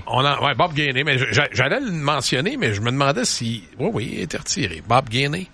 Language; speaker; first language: French; native; French